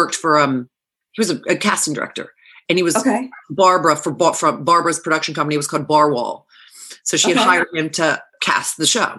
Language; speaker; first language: English; native; English